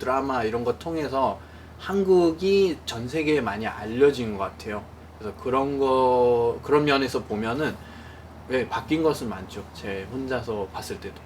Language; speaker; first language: Korean; non-native, fluent; Nepali